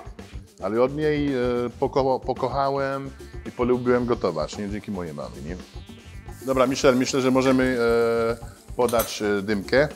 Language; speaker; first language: Polish; non-native, fluent; French